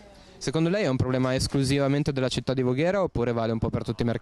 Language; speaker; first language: Italian; native; Italian